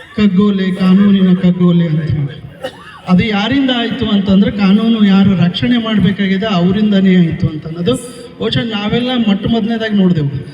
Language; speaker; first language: Kannada; native; Kannada